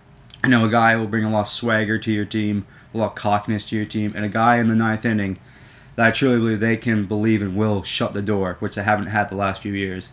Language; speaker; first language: English; native; English